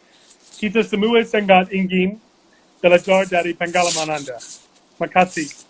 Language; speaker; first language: Indonesian; non-native, fluent; English